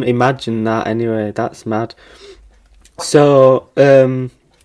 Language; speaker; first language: English; native; English